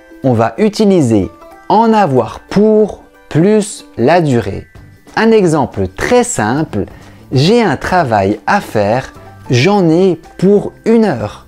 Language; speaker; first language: French; native; French